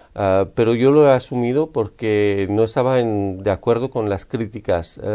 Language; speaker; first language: Spanish; non-native, fluent; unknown